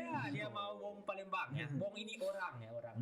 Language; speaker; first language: Indonesian; non-native, learner; Thai